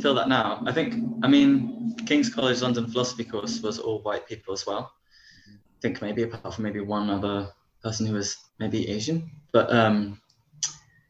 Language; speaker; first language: English; native; English